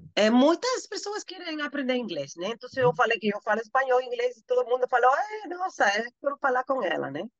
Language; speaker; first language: Portuguese; non-native, learner; Spanish